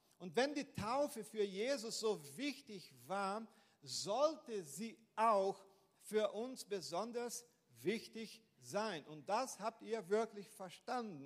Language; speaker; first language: German; non-native, fluent; Portuguese